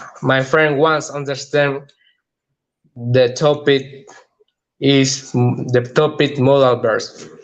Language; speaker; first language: English; non-native, learner; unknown